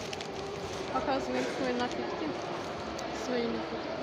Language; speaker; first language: Russian; non-native, local second language; Azerbaijani